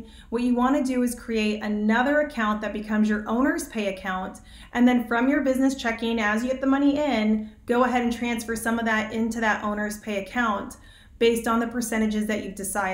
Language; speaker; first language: English; native; English